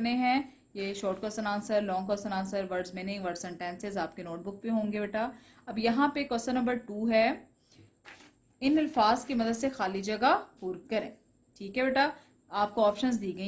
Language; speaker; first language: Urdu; non-native, local second language; Punjabi